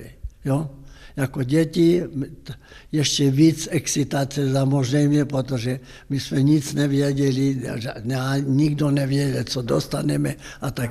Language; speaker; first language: Czech; non-native, local second language; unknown